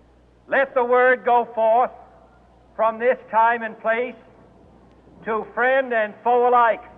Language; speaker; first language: English; native; English